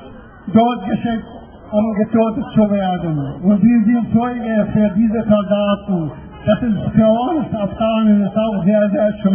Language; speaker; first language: German; non-native, fluent; Persian